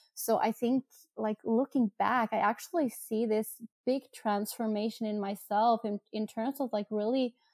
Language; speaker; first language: English; non-native, fluent; Norwegian